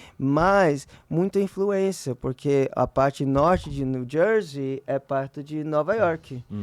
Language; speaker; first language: Portuguese; early bilingual, heritage; Portuguese